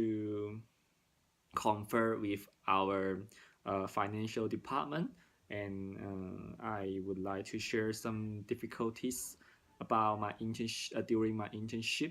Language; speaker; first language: English; non-native, learner; Cantonese